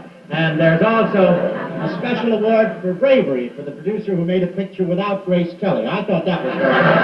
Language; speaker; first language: English; native; English